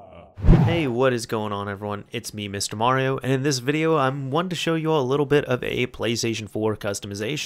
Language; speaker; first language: English; native; English